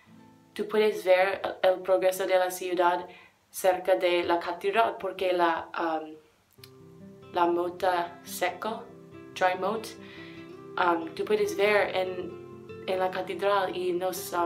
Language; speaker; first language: Spanish; non-native, learner; English